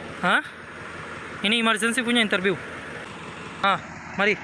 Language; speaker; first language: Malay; non-native, learner; Bangla